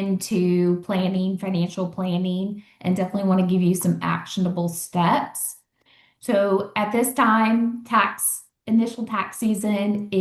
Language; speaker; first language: English; native; English